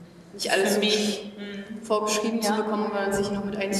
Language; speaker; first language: German; native; German